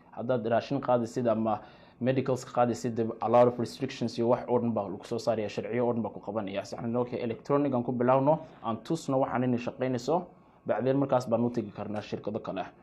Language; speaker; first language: Somali; early bilingual, heritage; Somali